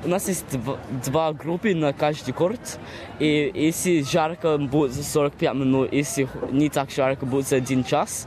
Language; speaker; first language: Russian; early bilingual, heritage; Russian